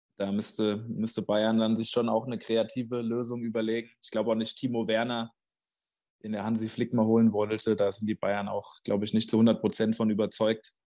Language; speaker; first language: German; native; German